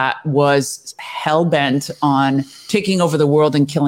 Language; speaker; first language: English; native; English